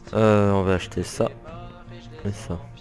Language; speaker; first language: French; native; French